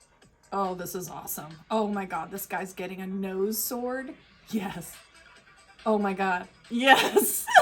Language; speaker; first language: English; native; English